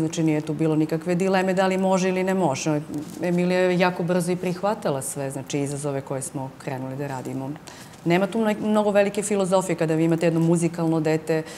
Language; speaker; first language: Serbian; native; Serbian